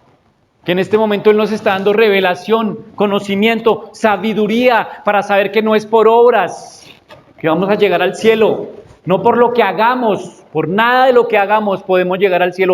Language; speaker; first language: Spanish; native; Spanish